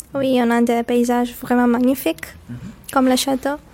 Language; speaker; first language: French; non-native, learner; Greek